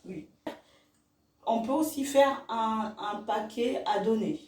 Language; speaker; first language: French; native; French